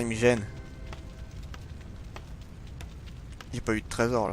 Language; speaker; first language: French; native; French